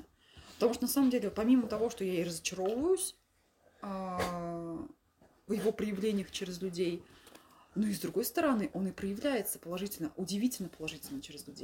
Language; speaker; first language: Russian; native; Russian